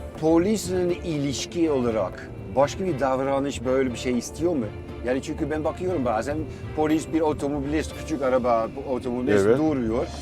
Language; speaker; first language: Turkish; non-native, fluent; Dutch